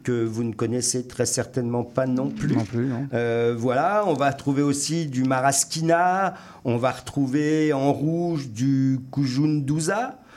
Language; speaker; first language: French; native; French